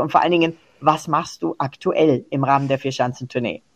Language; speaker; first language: German; native; German